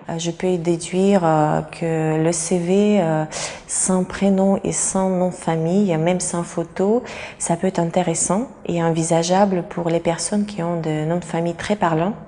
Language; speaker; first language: French; non-native, fluent; Russian